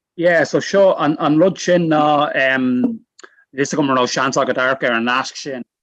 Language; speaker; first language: Irish; non-native, local second language; English